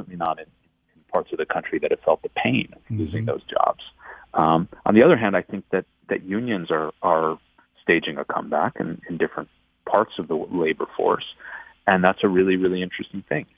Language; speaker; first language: English; native; English